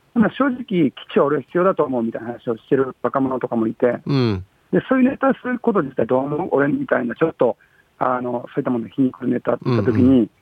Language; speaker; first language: Japanese; native; Japanese